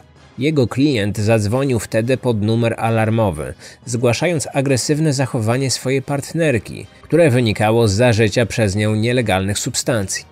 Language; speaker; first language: Polish; native; Polish